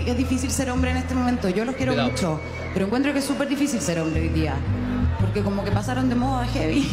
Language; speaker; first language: Spanish; native; Spanish